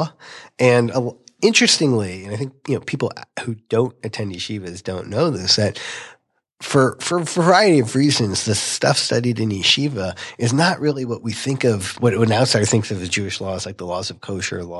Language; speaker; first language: English; native; English